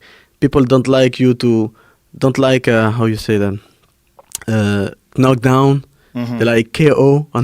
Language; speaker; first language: English; non-native, fluent; French